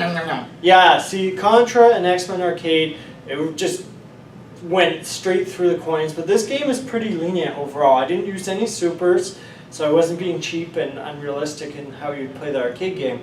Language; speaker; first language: English; native; English